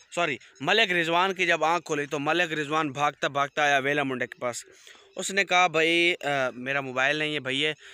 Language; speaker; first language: Urdu; non-native, local second language; Punjabi